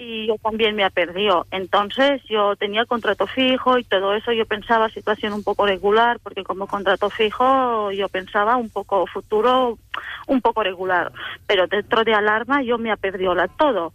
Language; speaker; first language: Spanish; non-native, learner; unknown